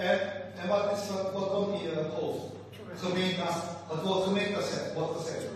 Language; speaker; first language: Dutch; non-native, fluent; Indonesian